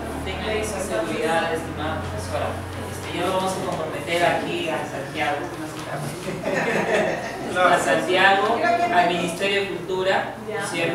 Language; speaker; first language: Spanish; native; Spanish